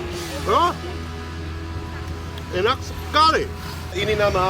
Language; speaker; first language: Indonesian; non-native, learner; English